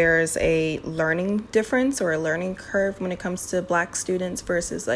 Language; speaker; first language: English; native; English